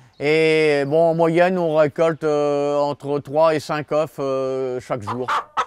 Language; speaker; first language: French; native; French